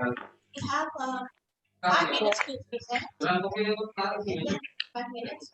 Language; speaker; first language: English; non-native, fluent; Indonesian